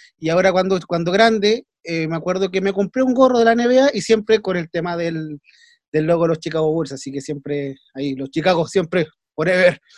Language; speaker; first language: Spanish; native; Spanish